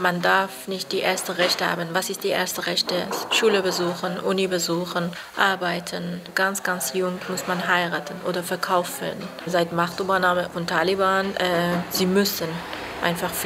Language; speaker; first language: German; non-native, fluent; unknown